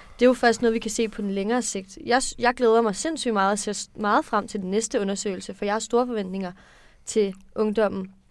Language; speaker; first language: Danish; native; Danish